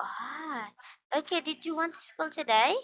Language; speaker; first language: English; non-native, fluent; Filipino